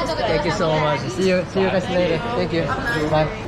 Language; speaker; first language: English; non-native, learner; Korean